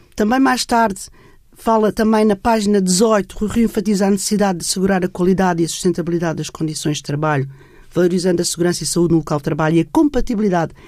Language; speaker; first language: Portuguese; native; Portuguese